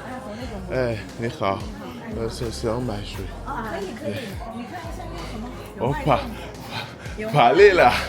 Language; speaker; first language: Chinese; non-native, fluent; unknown